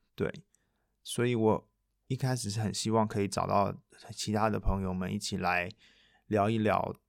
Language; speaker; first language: Chinese; non-native, local second language; Min Nan Chinese